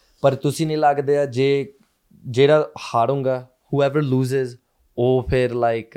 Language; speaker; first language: Punjabi; early bilingual, heritage; Punjabi